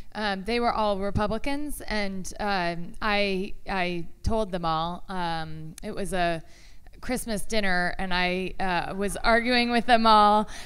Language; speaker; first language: English; native; English